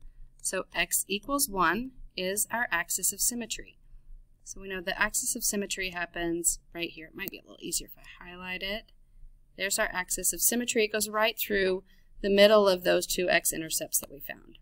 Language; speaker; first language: English; native; English